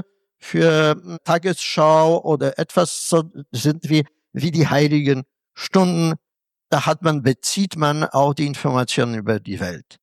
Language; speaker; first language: German; non-native, fluent; Polish